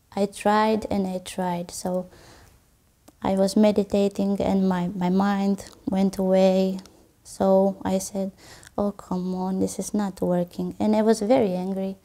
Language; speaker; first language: English; non-native, fluent; Romanian